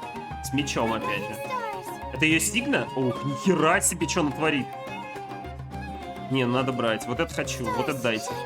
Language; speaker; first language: Russian; native; Russian